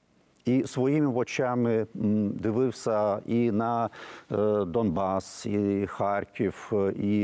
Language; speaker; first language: Ukrainian; non-native, fluent; Lithuanian